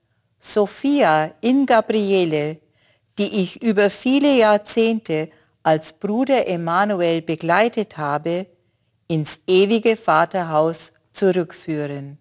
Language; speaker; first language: German; native; German